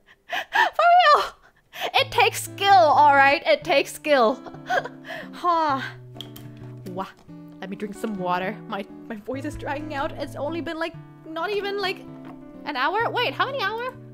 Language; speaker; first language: English; non-native, fluent; Thai